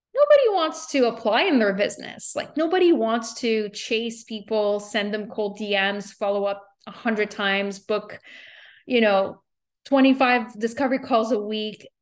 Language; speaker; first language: English; native; English